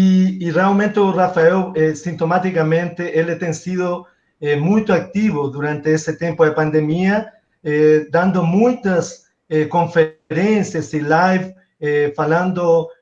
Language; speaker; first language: Portuguese; non-native, fluent; Spanish